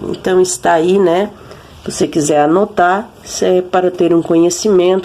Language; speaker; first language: Portuguese; native; Portuguese